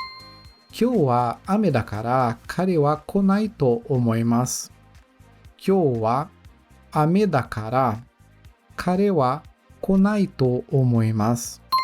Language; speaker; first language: Japanese; non-native, learner; Portuguese